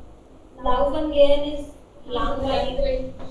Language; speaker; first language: German; non-native, learner; Hindi